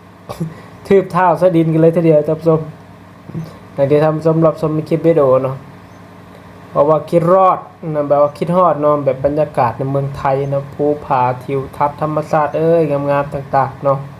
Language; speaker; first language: Thai; non-native, local second language; Lao